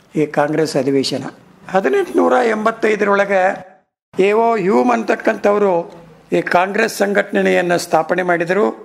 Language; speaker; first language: Kannada; native; Kannada